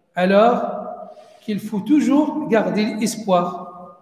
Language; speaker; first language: French; non-native, local second language; Arabic